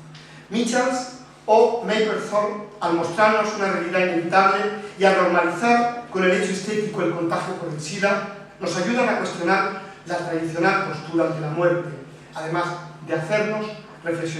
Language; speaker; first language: Spanish; native; Spanish